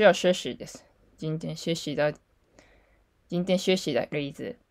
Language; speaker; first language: Chinese; non-native, learner; Japanese